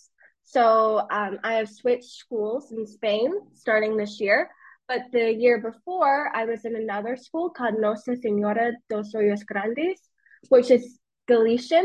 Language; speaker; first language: English; native; English